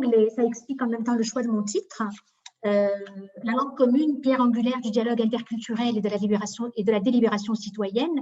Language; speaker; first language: French; native; French